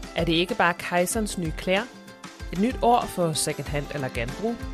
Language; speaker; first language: Danish; non-native, fluent; German